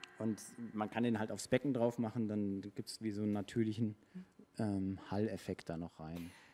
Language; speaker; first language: German; native; German